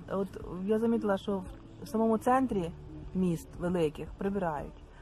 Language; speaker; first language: Ukrainian; native; Ukrainian